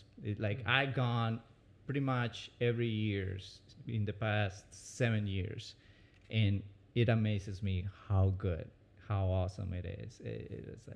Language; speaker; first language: English; non-native, fluent; Spanish